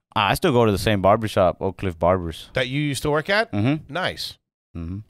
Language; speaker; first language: English; native; English